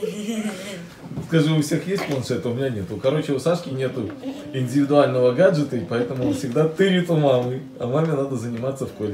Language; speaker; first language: Russian; native; Russian